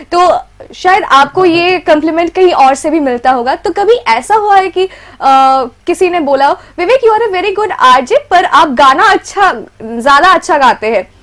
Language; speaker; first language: Hindi; non-native, local second language; Bangla